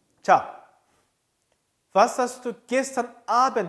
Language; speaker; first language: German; non-native, fluent; Korean